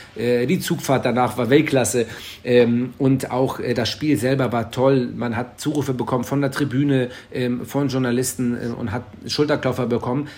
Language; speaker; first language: German; native; German